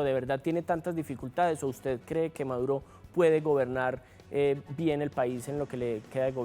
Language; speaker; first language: Spanish; native; Spanish